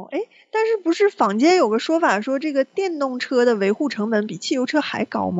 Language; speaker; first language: Chinese; native; Chinese